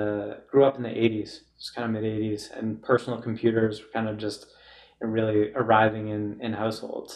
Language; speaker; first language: English; native; English